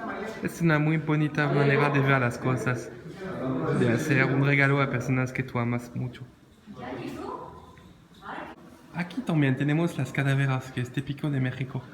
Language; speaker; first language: Spanish; non-native, learner; French